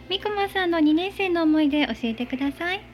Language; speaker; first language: Japanese; native; Japanese